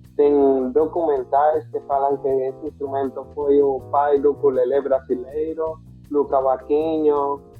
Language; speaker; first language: Portuguese; non-native, fluent; Spanish